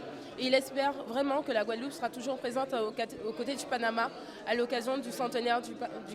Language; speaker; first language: French; native; French